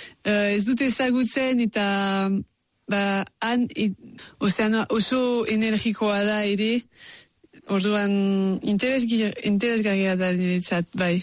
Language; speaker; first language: Basque; non-native, local second language; French